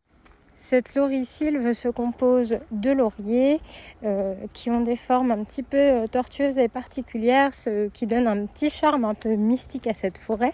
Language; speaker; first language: French; native; French